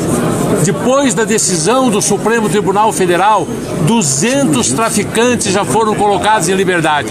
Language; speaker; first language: Portuguese; native; Portuguese